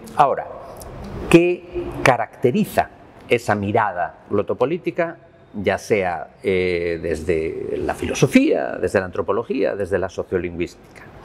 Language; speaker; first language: Spanish; native; Spanish